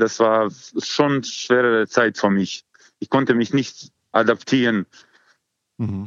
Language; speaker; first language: German; non-native, learner; Croatian